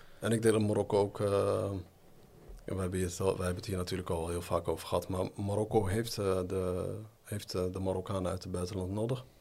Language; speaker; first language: Dutch; native; Dutch